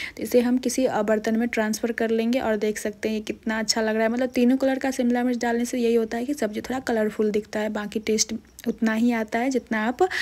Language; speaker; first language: Hindi; native; Hindi